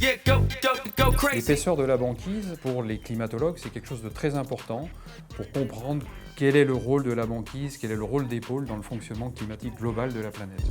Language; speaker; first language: French; native; French